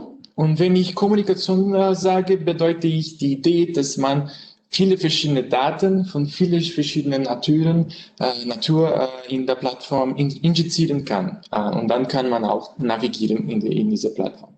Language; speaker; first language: German; non-native, learner; French